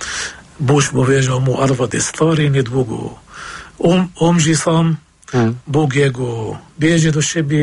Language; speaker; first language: Polish; non-native, fluent; Arabic